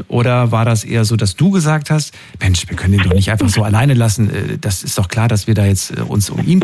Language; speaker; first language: German; native; German